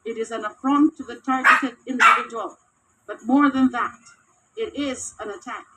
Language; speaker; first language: English; non-native, local second language; Filipino